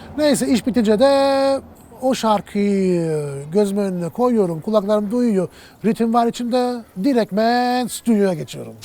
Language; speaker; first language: Turkish; early bilingual, heritage; Turkish